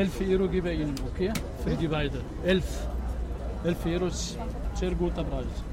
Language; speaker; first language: German; non-native, learner; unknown